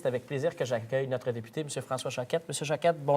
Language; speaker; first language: French; native; French